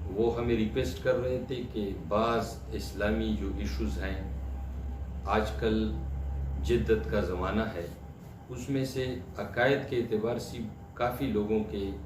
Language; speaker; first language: Urdu; non-native, local second language; Pashto